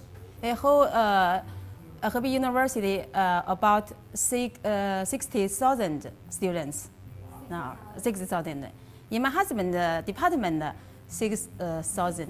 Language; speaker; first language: English; non-native, learner; Chinese